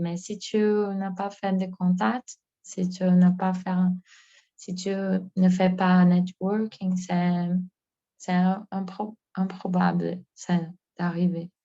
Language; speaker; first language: French; non-native, learner; Portuguese